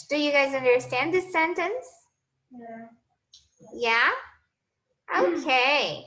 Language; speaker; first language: English; non-native, fluent; Portuguese